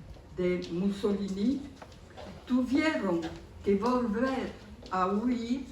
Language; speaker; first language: Spanish; early bilingual, heritage; Spanish